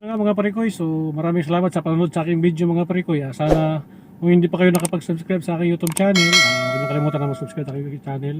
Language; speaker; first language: Filipino; non-native, local second language; Cebuano